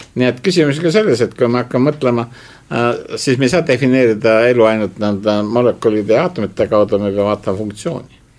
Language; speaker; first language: Estonian; native; Estonian